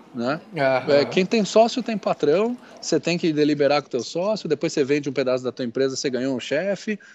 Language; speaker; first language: Portuguese; native; Portuguese